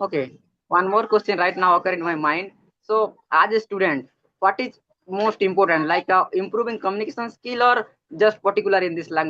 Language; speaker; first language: English; non-native, learner; Odia